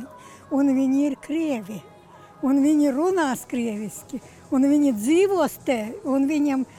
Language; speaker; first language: Latvian; non-native, local second language; Russian